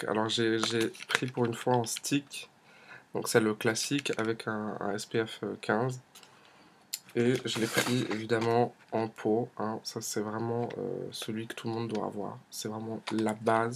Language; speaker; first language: French; native; French